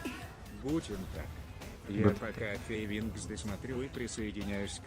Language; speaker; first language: Russian; native; Russian